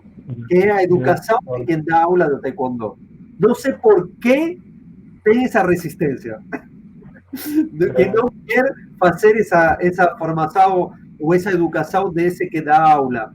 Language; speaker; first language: Portuguese; non-native, fluent; Spanish